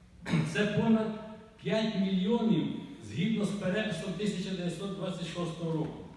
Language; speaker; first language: Ukrainian; native; Ukrainian